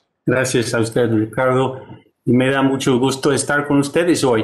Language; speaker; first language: Spanish; non-native, fluent; English